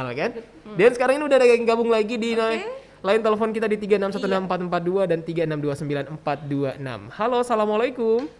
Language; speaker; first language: Indonesian; native; Indonesian